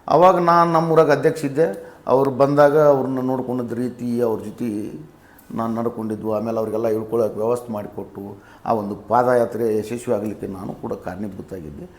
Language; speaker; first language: Kannada; native; Kannada